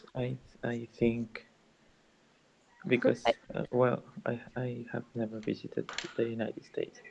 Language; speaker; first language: English; non-native, learner; Spanish